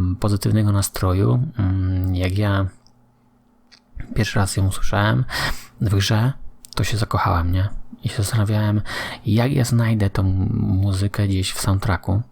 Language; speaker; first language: Polish; native; Polish